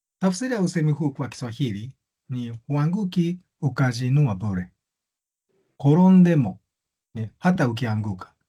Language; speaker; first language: Swahili; non-native, fluent; Japanese